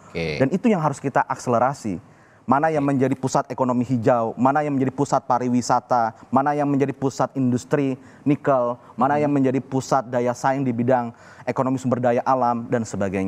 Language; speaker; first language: Indonesian; native; Indonesian